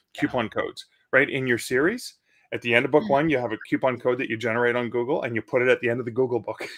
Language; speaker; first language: English; native; English